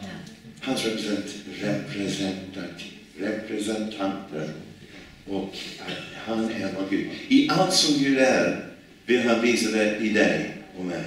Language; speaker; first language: Swedish; non-native, fluent; English